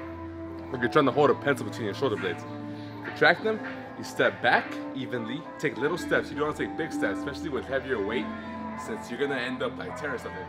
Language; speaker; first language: English; native; English